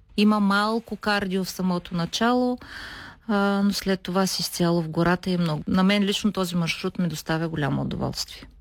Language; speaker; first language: Bulgarian; native; Bulgarian